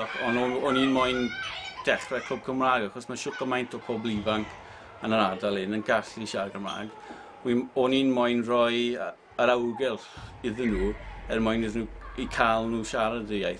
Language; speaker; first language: Welsh; native; Welsh